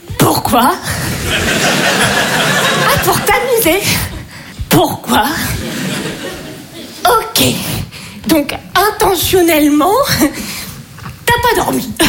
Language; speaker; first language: French; native; French